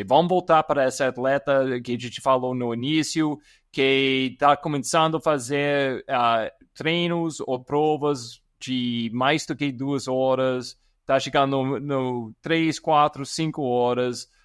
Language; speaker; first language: Portuguese; non-native, fluent; English